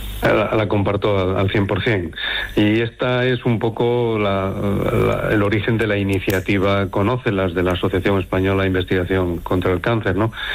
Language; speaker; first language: Spanish; native; Spanish